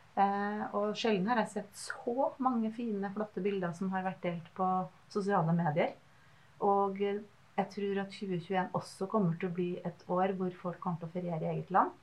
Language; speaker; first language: Norwegian; native; Norwegian